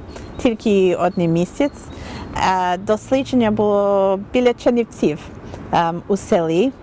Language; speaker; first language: Ukrainian; non-native, learner; English